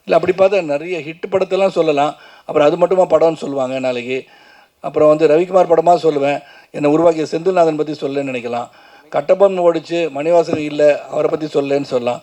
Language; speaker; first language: Tamil; native; Tamil